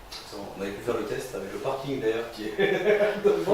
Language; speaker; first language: French; native; French